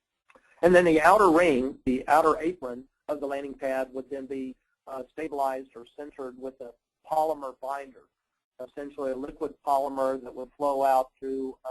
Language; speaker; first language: English; native; English